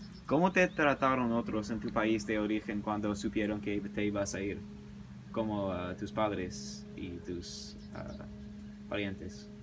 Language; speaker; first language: Spanish; early bilingual, heritage; English